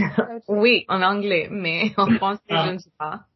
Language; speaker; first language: French; non-native, learner; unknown